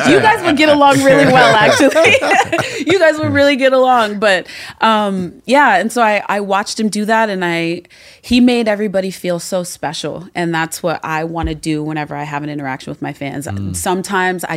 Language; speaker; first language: English; native; English